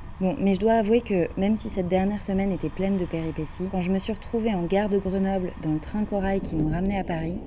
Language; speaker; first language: French; native; French